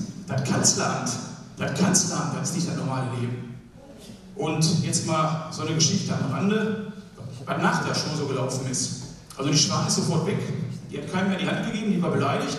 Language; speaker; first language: German; native; German